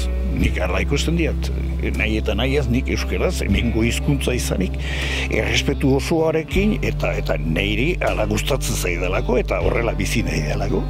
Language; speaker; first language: Basque; early bilingual, other home language; Spanish